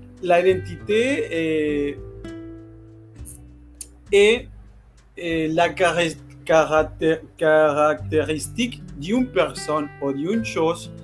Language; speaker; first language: French; non-native, learner; Spanish